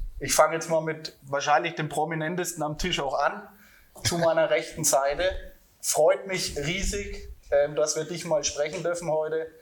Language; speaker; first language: German; native; German